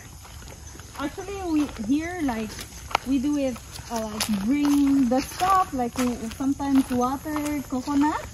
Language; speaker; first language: English; non-native, local second language; Cebuano